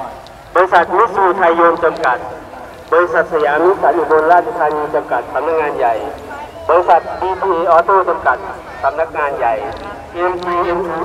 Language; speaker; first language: Thai; non-native, local second language; Northeastern Thai